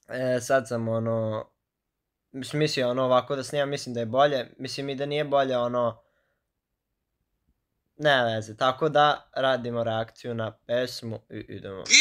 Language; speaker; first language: Serbian; native; Serbian